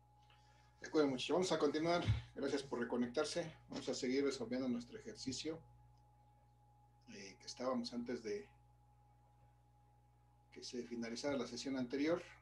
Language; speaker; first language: Spanish; native; Spanish